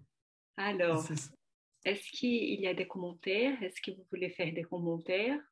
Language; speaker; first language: French; non-native, fluent; Portuguese